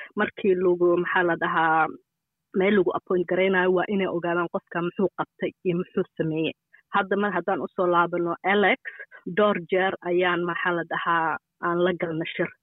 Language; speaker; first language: Somali; early bilingual, heritage; Somali